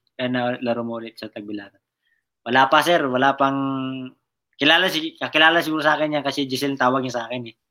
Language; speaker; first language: Filipino; non-native, local second language; Cebuano